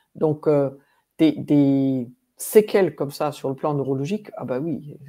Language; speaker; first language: French; non-native, fluent; English